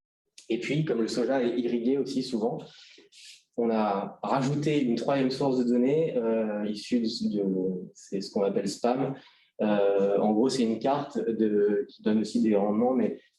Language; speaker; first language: French; native; French